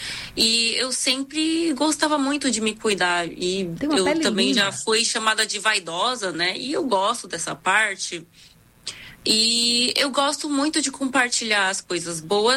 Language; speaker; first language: Portuguese; early bilingual, other home language; Korean